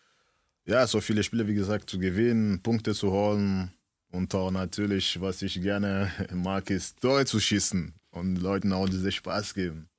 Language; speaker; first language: German; early bilingual, other home language; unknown